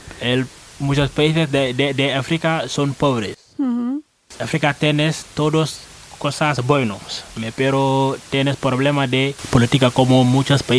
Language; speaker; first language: Spanish; non-native, learner; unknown